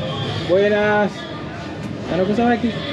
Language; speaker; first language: Spanish; non-native, learner; English